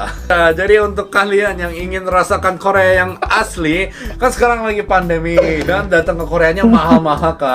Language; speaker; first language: Indonesian; early bilingual, other home language; Korean